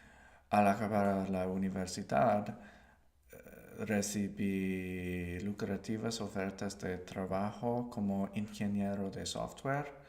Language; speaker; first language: Spanish; non-native, learner; English